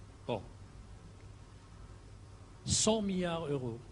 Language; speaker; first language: French; non-native, fluent; German